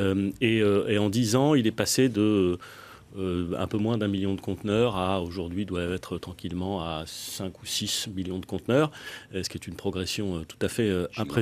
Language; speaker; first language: French; native; French